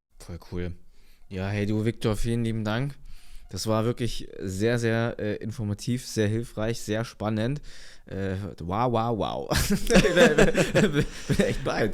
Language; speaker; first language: German; native; German